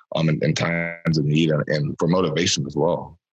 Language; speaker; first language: English; native; English